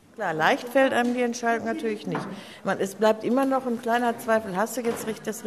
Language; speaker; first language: German; native; German